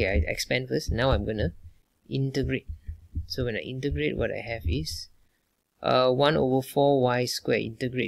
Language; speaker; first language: English; non-native, local second language; Malay